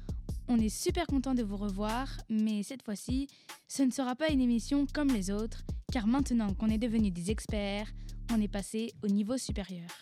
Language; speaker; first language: French; native; French